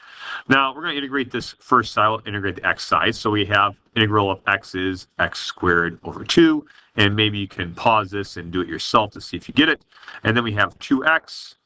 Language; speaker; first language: English; native; English